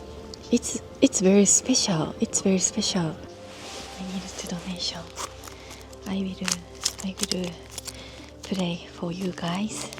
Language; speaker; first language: English; non-native, learner; Japanese